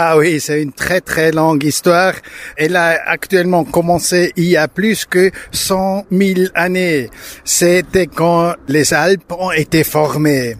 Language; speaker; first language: French; non-native, local second language; German